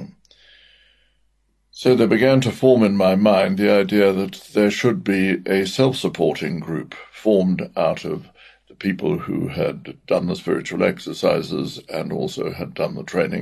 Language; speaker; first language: English; native; English